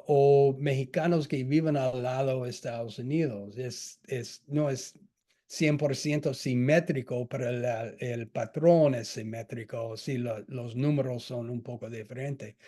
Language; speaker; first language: Spanish; non-native, fluent; English